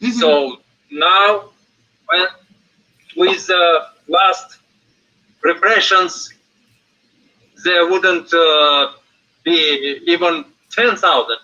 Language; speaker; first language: English; non-native, fluent; Russian